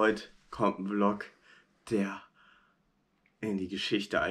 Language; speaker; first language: German; native; German